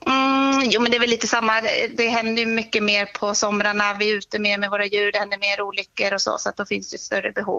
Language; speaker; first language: Swedish; native; Swedish